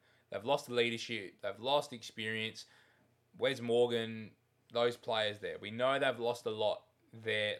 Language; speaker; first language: English; native; English